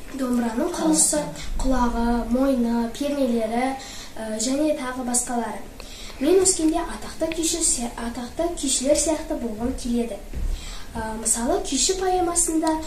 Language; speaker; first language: Kazakh; non-native, local second language; Russian